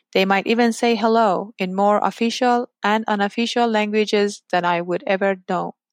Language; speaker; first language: English; non-native, fluent; Persian